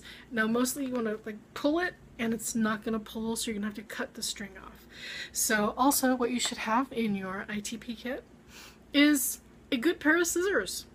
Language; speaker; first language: English; native; English